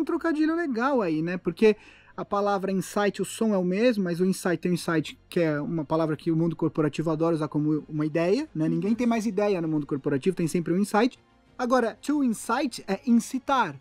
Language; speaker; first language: Portuguese; native; Portuguese